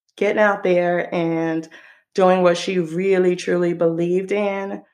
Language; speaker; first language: English; non-native, fluent; Hebrew